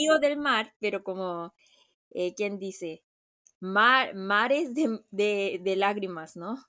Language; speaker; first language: Spanish; non-native, fluent; Korean